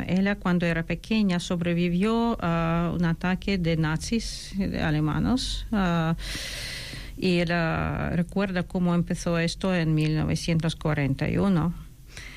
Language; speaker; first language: Spanish; non-native, fluent; Ukrainian